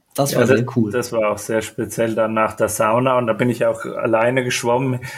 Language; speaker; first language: German; native; German